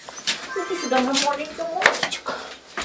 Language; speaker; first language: Russian; native; Russian